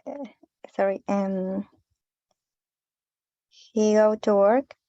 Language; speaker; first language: English; non-native, learner; Spanish